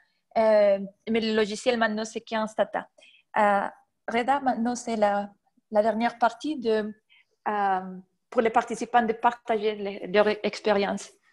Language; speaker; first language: French; non-native, fluent; Spanish